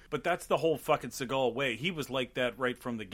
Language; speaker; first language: English; native; English